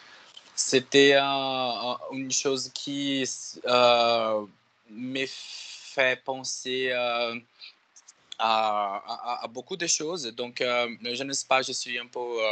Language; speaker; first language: French; non-native, learner; Portuguese